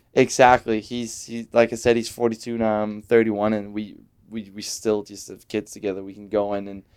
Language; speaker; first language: English; non-native, fluent; Danish